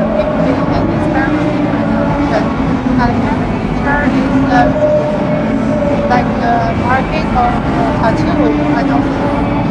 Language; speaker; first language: English; non-native, learner; Chinese